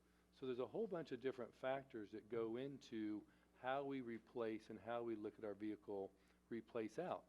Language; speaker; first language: English; native; English